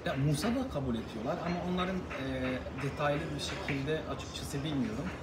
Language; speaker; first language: Turkish; non-native, learner; Arabic